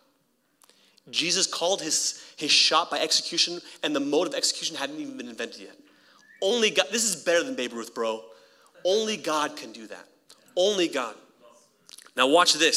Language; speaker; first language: English; native; English